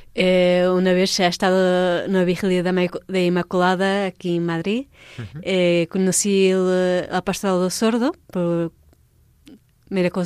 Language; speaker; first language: Spanish; non-native, fluent; Portuguese